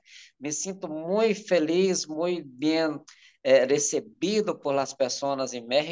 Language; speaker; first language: Spanish; non-native, learner; Portuguese